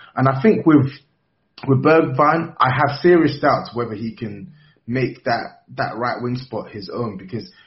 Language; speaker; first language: English; native; English